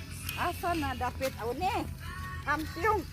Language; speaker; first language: Filipino; non-native, local second language; Cebuano